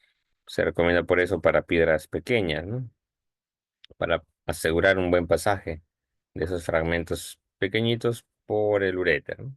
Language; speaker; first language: Spanish; native; Spanish